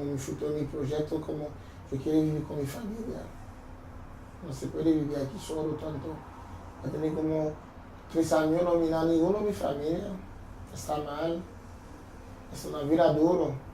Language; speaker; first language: Spanish; non-native, learner; Haitian Creole